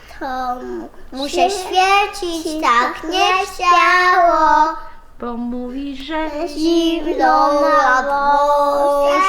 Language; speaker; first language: Polish; early bilingual, heritage; Polish